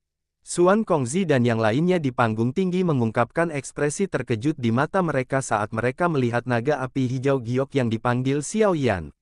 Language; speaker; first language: Indonesian; native; Indonesian